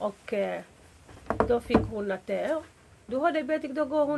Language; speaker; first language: Swedish; non-native, fluent; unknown